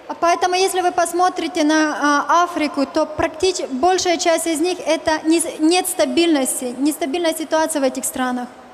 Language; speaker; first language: Russian; non-native, fluent; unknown